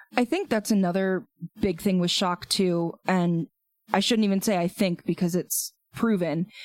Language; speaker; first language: English; native; English